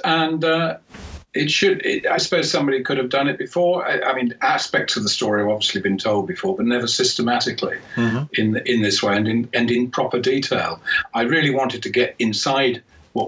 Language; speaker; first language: English; native; English